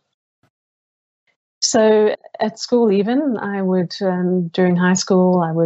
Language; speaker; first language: English; native; English